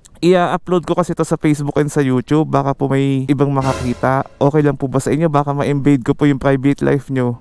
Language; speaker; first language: Filipino; native; Filipino